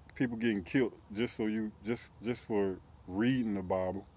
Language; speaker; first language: English; native; English